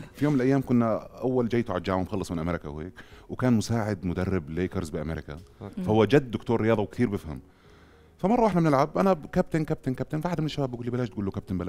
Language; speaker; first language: Arabic; native; Arabic